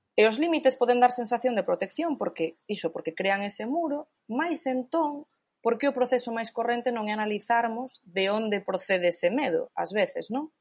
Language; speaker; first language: Galician; native; Galician